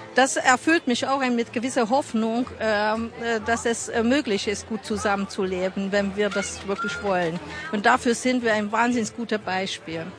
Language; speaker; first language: German; non-native, fluent; Hungarian